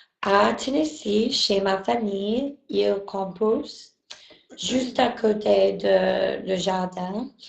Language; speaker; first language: French; non-native, learner; English